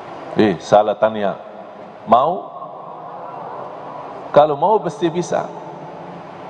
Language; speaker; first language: Indonesian; non-native, fluent; Arabic